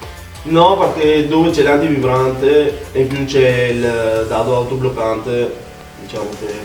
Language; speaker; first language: Italian; native; Italian